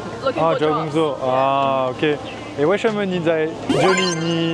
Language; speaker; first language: Chinese; non-native, learner; French